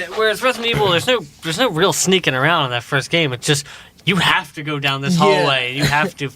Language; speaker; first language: English; native; English